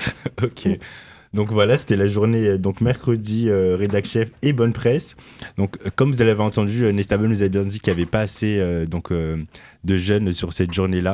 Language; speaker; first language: French; native; French